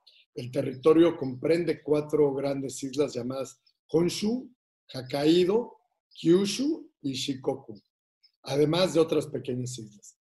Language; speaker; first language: Spanish; native; Spanish